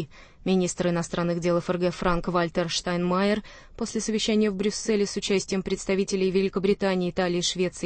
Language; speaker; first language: Russian; native; Russian